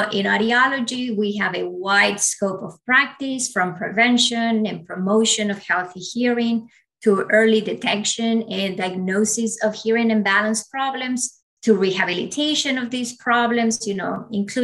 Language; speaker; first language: English; non-native, fluent; Spanish